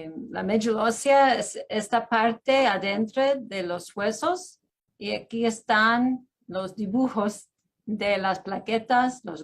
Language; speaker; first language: Spanish; non-native, fluent; English